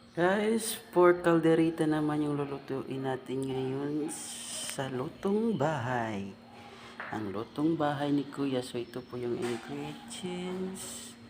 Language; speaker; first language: Filipino; non-native, local second language; Cebuano